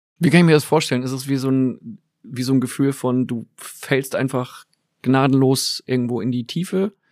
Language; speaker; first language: German; native; German